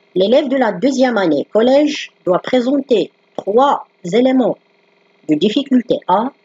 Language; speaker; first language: French; non-native, local second language; Arabic